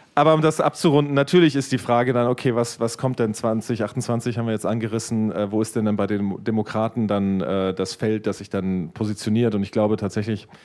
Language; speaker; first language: German; native; German